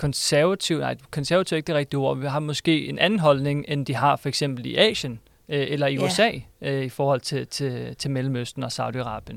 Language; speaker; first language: Danish; native; Danish